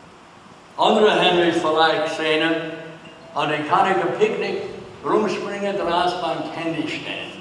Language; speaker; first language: German; early bilingual, heritage; English